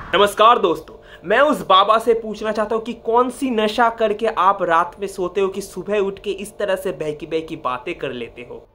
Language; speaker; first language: Hindi; non-native, local second language; Bangla